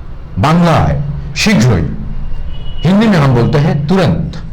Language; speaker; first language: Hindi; non-native, local second language; Bangla